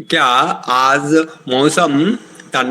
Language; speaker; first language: Hindi; non-native, learner; Telugu